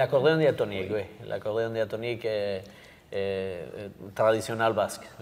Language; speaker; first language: French; non-native, learner; Basque